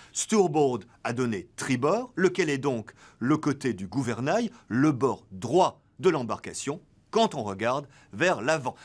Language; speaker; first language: French; native; French